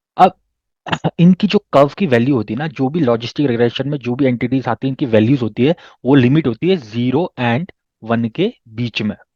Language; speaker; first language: Hindi; native; Hindi